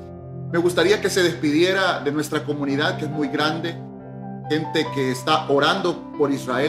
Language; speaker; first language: Spanish; native; Spanish